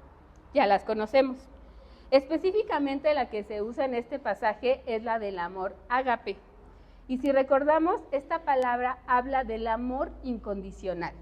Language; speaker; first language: Spanish; native; Spanish